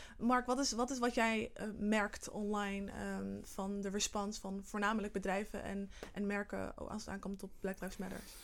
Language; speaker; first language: Dutch; early bilingual, other home language; Somali